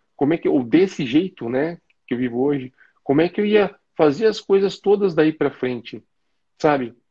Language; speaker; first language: Portuguese; native; Portuguese